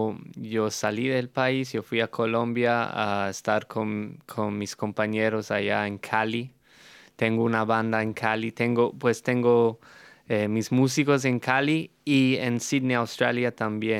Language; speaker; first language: Spanish; non-native, fluent; English